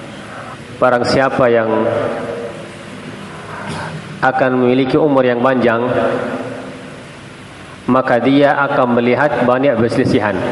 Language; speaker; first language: Indonesian; non-native, fluent; Arabic